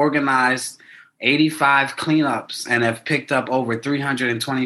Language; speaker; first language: English; native; English